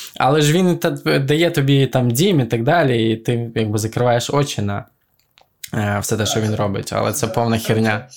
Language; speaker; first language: Ukrainian; native; Ukrainian